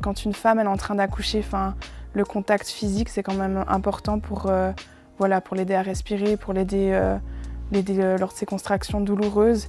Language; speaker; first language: French; native; French